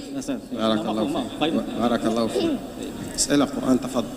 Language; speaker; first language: Arabic; native; Arabic